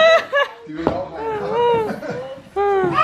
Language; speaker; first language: German; native; German